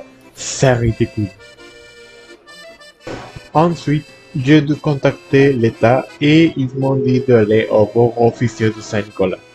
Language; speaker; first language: French; non-native, learner; Spanish